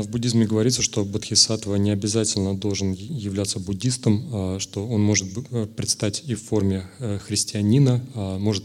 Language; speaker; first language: Russian; native; Russian